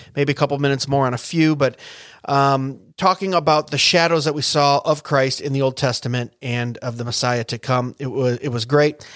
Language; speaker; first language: English; native; English